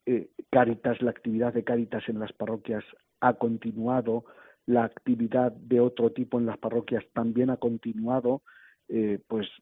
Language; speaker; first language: Spanish; native; Spanish